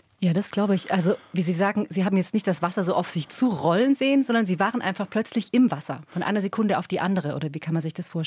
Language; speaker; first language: German; native; German